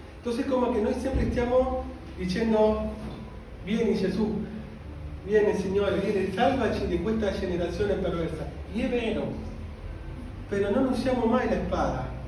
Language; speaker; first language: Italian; non-native, fluent; Spanish